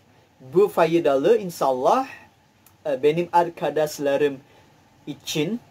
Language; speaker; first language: Turkish; non-native, learner; Indonesian